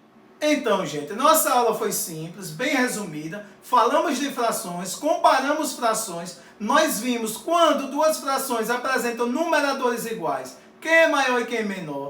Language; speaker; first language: Portuguese; native; Portuguese